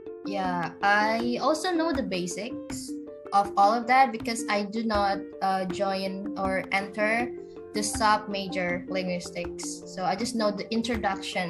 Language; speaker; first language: English; non-native, fluent; Indonesian